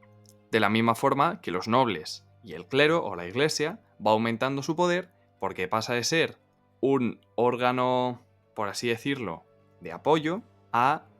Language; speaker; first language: Spanish; native; Spanish